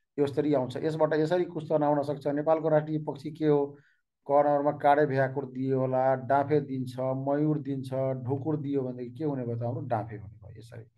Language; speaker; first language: Nepali; non-native, local second language; Maithili